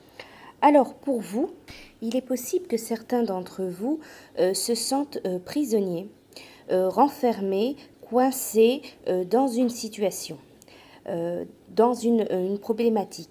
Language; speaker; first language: French; native; French